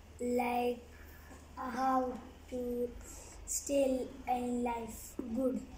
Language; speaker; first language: English; non-native, learner; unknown